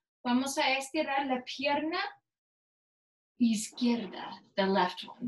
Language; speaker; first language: Spanish; non-native, learner; English